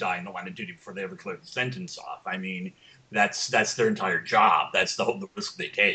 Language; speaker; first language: English; native; English